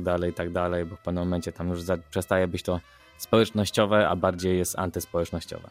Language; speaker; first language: Polish; native; Polish